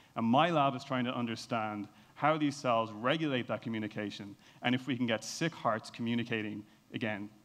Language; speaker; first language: English; native; English